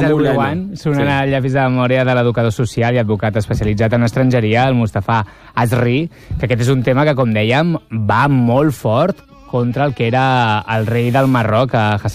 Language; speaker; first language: Catalan; native; Catalan